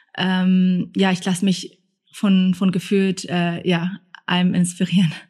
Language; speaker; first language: German; early bilingual, other home language; Thai